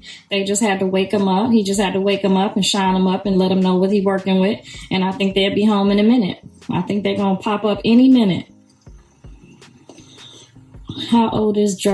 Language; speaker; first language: English; native; English